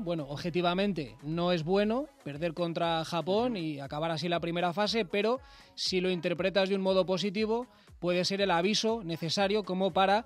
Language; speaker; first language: Spanish; native; Spanish